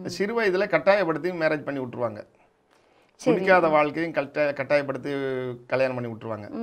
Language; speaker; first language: Tamil; non-native, local second language; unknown